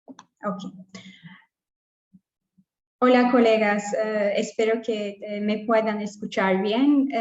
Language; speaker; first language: Spanish; non-native, fluent; English